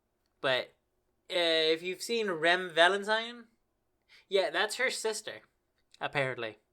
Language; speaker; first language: English; native; English